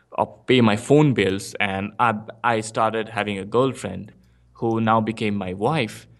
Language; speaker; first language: English; non-native, local second language; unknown